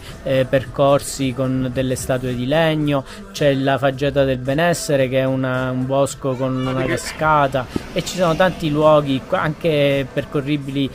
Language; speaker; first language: Italian; native; Italian